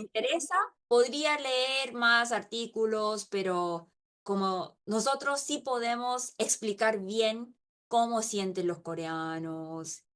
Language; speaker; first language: Spanish; non-native, local second language; Korean